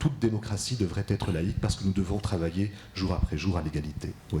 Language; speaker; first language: French; native; French